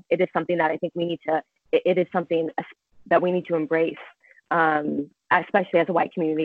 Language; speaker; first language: English; native; English